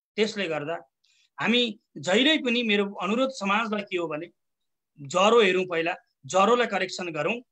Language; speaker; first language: Nepali; native; Nepali